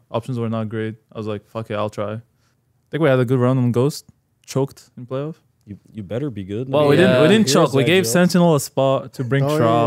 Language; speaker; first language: English; non-native, fluent; Arabic